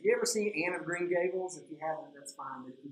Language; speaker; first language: English; native; English